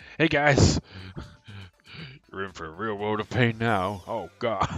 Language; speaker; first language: English; native; English